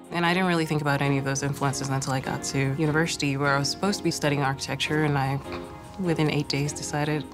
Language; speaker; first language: English; non-native, local second language; Yoruba